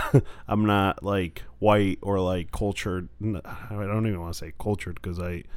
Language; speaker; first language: English; non-native, fluent; Spanish